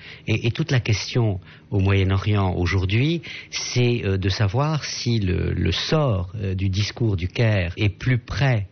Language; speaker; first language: French; native; French